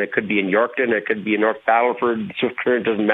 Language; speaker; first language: English; native; English